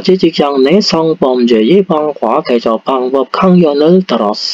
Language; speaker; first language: Korean; non-native, learner; Indonesian